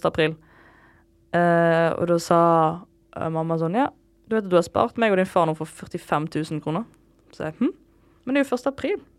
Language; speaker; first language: Norwegian; native; Norwegian